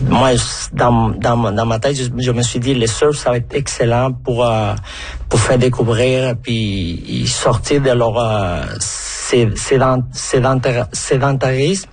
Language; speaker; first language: French; non-native, fluent; Spanish